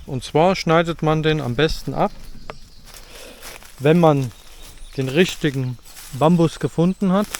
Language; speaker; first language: German; native; German